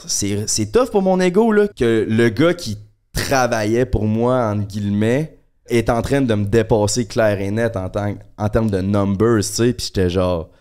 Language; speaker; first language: French; native; French